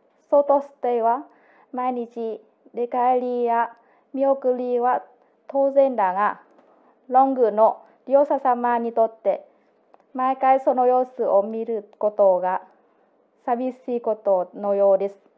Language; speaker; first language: Japanese; non-native, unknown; Vietnamese